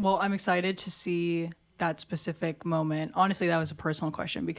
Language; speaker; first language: English; native; English